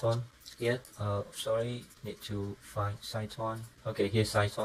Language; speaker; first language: English; non-native, fluent; Vietnamese